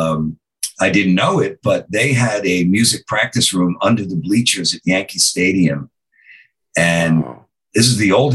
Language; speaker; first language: English; native; English